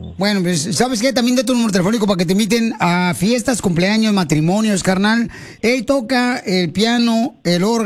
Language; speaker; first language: Spanish; native; Spanish